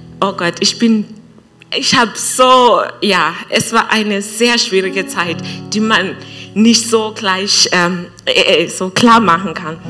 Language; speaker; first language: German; non-native, learner; English